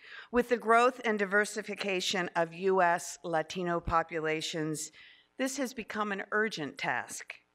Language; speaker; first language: English; early bilingual, other home language; Spanish